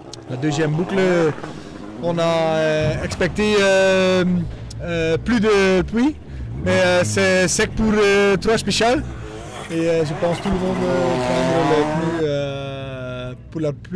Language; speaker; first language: French; non-native, learner; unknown